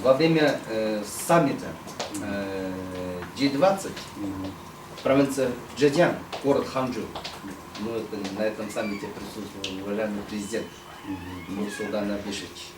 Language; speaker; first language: Russian; non-native, fluent; Chinese